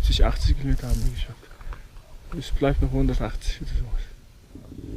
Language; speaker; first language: German; non-native, learner; Mongolian